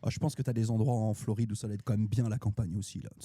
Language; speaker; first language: French; native; French